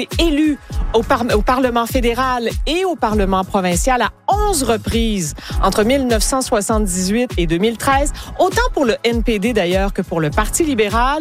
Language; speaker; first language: French; native; French